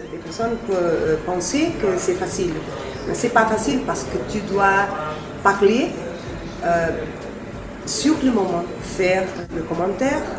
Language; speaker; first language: French; non-native, learner; Portuguese